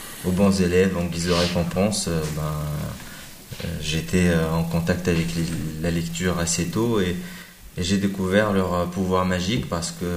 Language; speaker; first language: French; non-native, local second language; Arabic